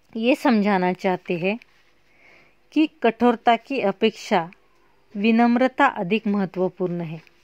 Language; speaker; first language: Hindi; non-native, local second language; Marathi